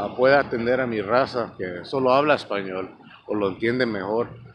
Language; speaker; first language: Spanish; early bilingual, heritage; Spanish